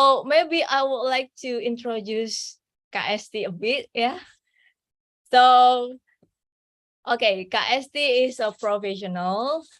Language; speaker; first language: English; non-native, fluent; Indonesian